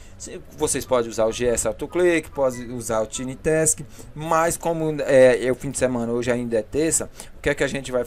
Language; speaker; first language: Portuguese; native; Portuguese